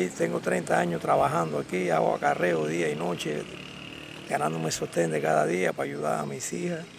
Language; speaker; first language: Spanish; native; Spanish